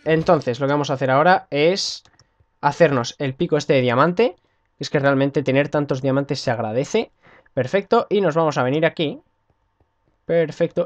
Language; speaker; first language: Spanish; native; Spanish